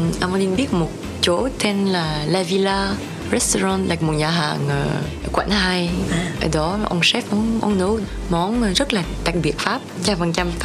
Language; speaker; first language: Vietnamese; early bilingual, heritage; French